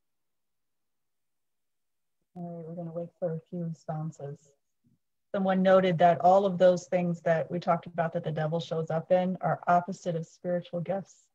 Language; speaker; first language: English; native; English